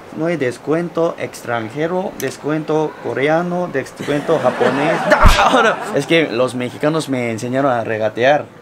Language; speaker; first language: Spanish; non-native, fluent; Korean